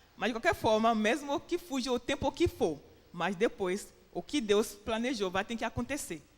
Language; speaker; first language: Portuguese; non-native, fluent; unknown